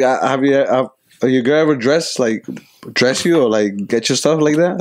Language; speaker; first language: English; early bilingual, other home language; Spanish